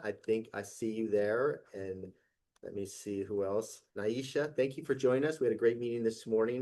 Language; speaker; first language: English; native; English